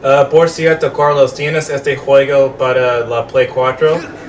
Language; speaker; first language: Spanish; non-native, fluent; English